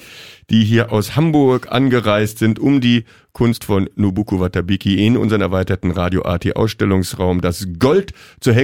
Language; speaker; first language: German; native; German